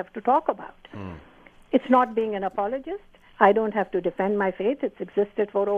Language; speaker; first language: English; non-native, local second language; Urdu